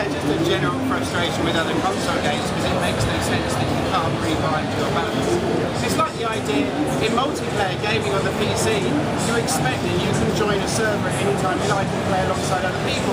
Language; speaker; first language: English; native; English